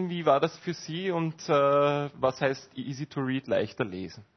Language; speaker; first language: German; native; German